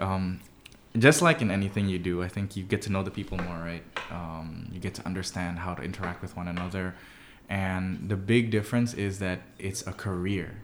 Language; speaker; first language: English; early bilingual, other home language; Indonesian